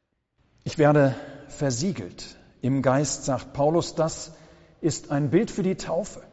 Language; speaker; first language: German; native; German